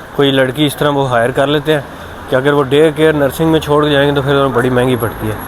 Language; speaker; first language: Urdu; non-native, local second language; Punjabi